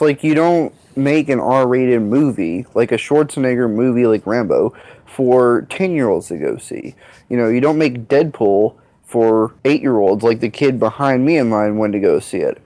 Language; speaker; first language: English; native; English